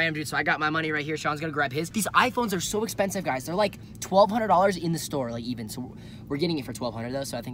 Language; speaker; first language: English; native; English